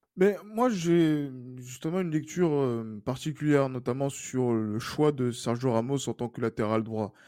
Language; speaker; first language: French; native; French